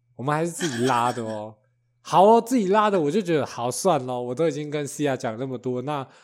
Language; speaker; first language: Chinese; native; Chinese